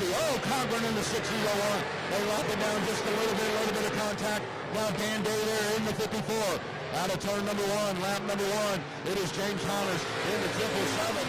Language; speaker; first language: English; native; English